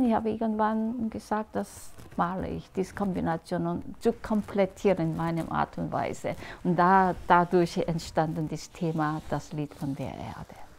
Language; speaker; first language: German; non-native, fluent; Korean